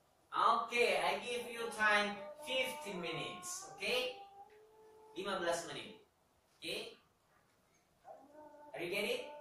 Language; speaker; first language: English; non-native, learner; Indonesian